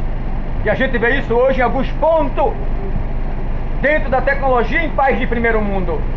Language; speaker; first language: Portuguese; native; Portuguese